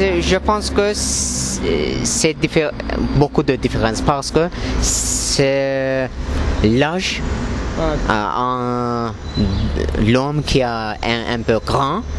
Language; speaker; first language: French; non-native, learner; Azerbaijani